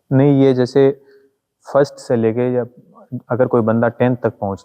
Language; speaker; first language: Hindi; native; Hindi